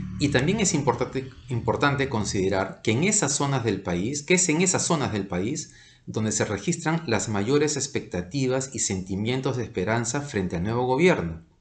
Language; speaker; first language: Spanish; native; Spanish